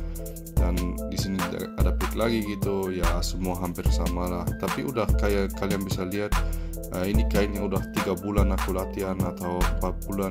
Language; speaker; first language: Indonesian; early bilingual, heritage; Indonesian